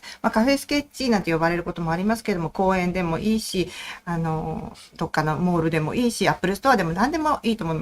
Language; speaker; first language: Japanese; native; Japanese